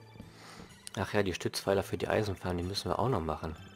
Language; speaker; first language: German; native; German